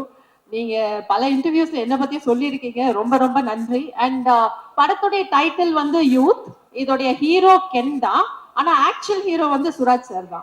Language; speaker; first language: Tamil; native; Tamil